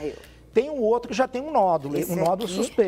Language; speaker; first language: Portuguese; native; Portuguese